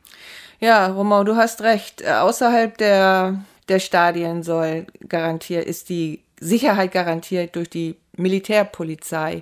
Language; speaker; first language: German; native; German